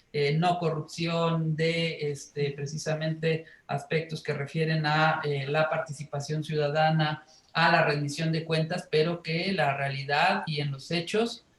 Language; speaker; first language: Spanish; native; Spanish